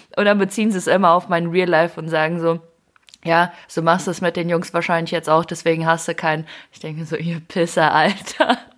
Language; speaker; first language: German; early bilingual, other home language; Ukrainian